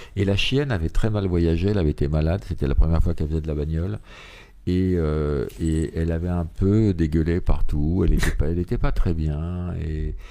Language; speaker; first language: French; native; French